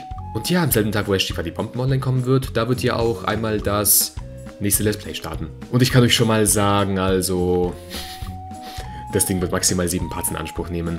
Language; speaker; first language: German; native; German